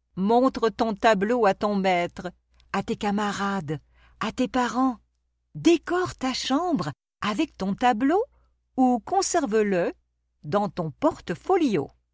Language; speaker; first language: French; non-native, local second language; Arabic